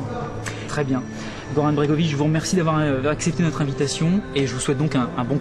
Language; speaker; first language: French; native; French